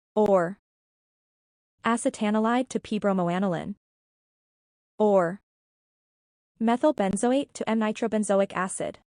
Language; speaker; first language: English; non-native, local second language; Malayalam